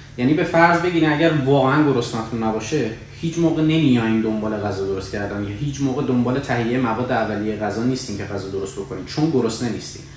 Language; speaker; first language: Persian; native; Persian